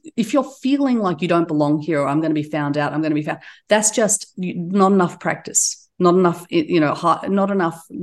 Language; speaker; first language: English; native; English